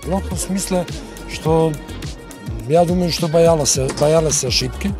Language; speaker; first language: Russian; non-native, fluent; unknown